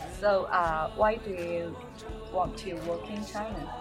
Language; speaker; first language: English; non-native, learner; Chinese